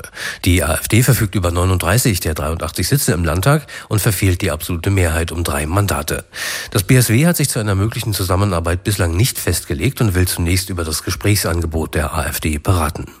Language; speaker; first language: German; native; German